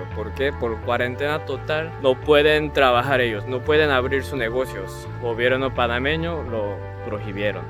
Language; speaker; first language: Spanish; non-native, learner; Korean